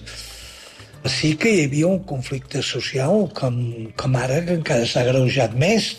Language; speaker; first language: Catalan; native; Catalan